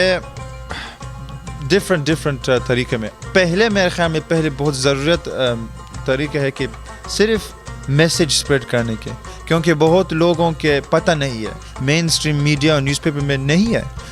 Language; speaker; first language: Hindi; early bilingual, heritage; Hindi